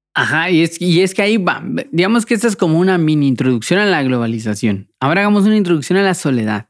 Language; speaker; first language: Spanish; native; Spanish